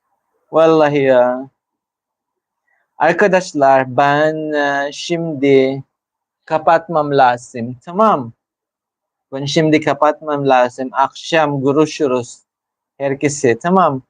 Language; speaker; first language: Turkish; non-native, learner; Filipino